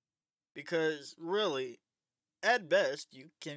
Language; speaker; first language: English; native; English